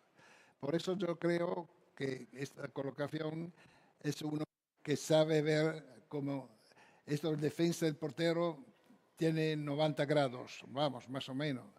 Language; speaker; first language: Spanish; non-native, fluent; Italian